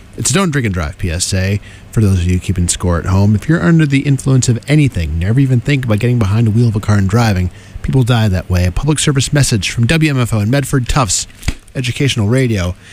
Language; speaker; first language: English; native; English